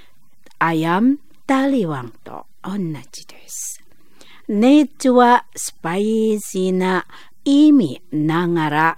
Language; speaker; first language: Japanese; non-native, fluent; Indonesian